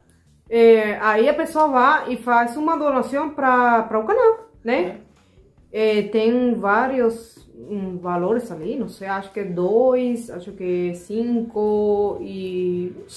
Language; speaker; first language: Portuguese; non-native, fluent; Spanish